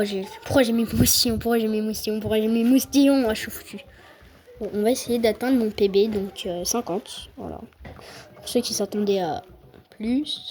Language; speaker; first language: French; native; French